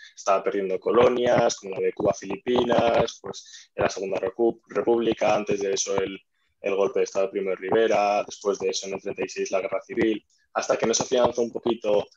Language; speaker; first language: Spanish; non-native, fluent; Arabic